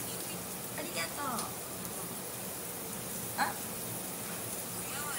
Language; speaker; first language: Japanese; non-native, learner; Korean